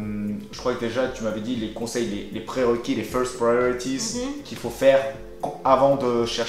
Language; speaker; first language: French; native; French